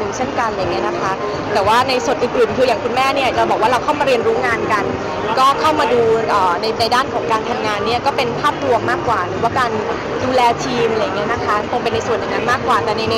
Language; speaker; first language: Thai; native; Thai